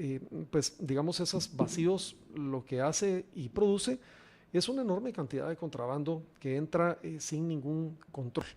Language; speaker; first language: Spanish; native; Spanish